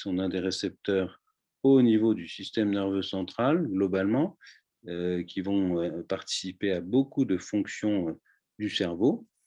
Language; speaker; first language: French; native; French